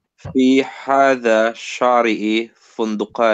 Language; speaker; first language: Arabic; non-native, learner; English